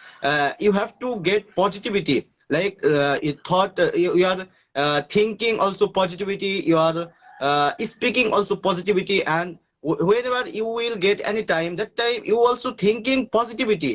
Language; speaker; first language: English; non-native, learner; Bangla